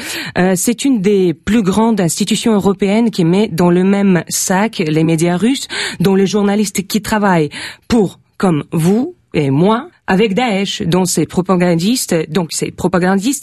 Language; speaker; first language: French; non-native, fluent; Russian